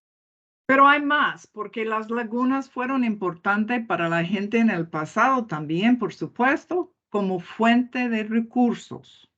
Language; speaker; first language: Spanish; non-native, fluent; English